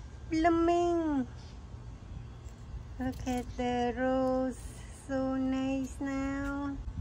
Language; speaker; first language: English; non-native, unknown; Vietnamese